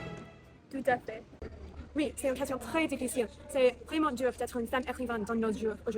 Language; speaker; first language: French; non-native, learner; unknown